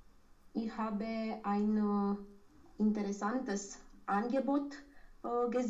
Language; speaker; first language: German; non-native, learner; Romanian